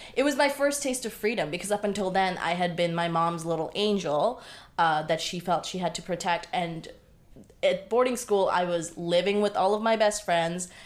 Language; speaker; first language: English; non-native, local second language; Bangla